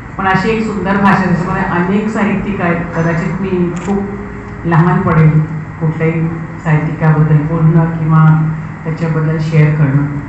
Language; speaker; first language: Marathi; non-native, local second language; Hindi